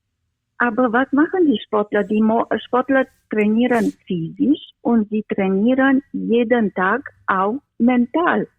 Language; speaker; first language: German; non-native, fluent; Romanian